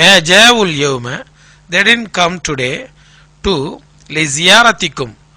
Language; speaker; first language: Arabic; non-native, fluent; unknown